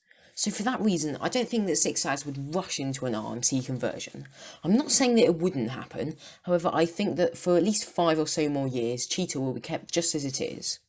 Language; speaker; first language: English; native; English